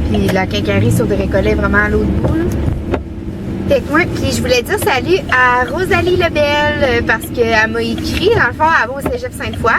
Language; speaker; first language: French; native; French